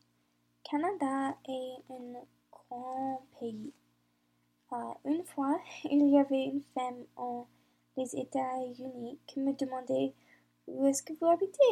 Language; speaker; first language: French; non-native, learner; English